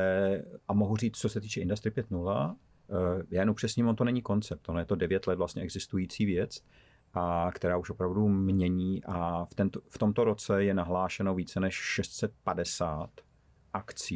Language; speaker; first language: Czech; native; Czech